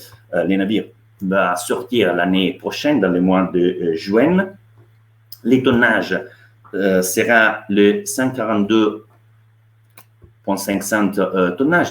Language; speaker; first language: French; non-native, fluent; Italian